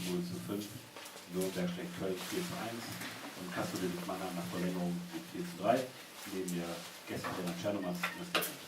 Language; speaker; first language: German; native; German